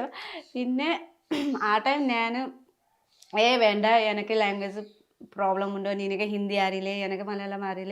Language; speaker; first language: Malayalam; non-native, learner; Nepali